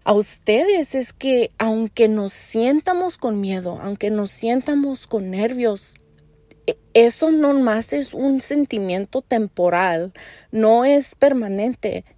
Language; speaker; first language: Spanish; early bilingual, heritage; Spanish